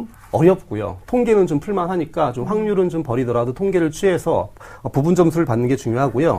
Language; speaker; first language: Korean; native; Korean